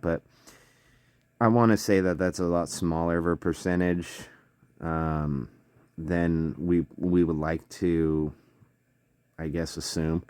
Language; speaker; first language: English; native; English